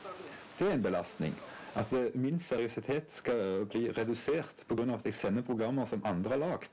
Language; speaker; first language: Norwegian; native; Norwegian